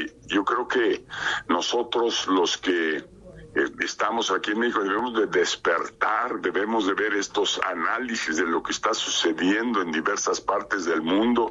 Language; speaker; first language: Spanish; native; Spanish